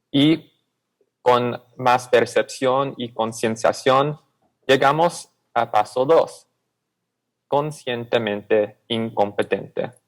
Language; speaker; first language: Spanish; non-native, fluent; English